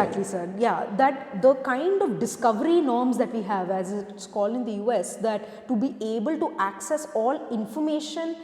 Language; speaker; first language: English; non-native, local second language; Hindi